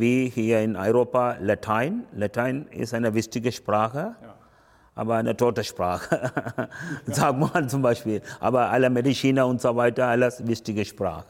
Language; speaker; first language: German; non-native, learner; Tamil